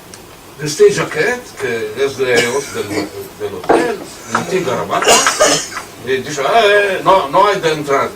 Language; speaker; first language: Spanish; early bilingual, heritage; Ladino